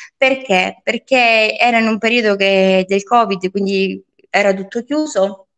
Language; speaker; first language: Italian; early bilingual, other home language; Polish